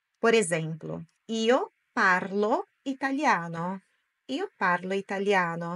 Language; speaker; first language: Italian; non-native, fluent; Portuguese